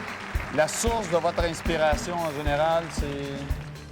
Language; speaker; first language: French; native; French